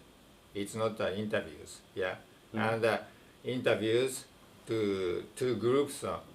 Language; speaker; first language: English; non-native, fluent; Japanese